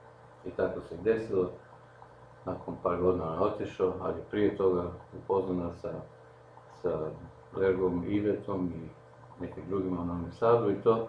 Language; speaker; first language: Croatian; non-native, local second language; Slovenian